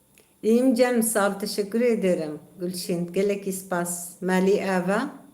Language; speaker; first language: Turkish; non-native, local second language; Kurdish